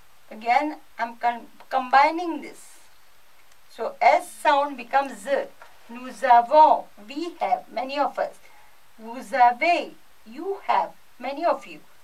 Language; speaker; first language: English; non-native, local second language; Konkani